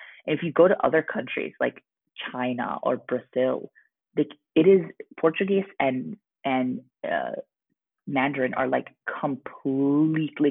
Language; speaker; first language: English; native; English